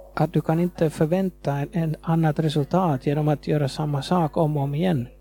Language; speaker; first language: Swedish; non-native, fluent; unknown